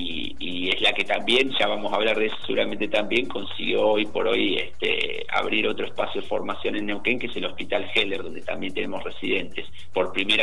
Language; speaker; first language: Spanish; native; Spanish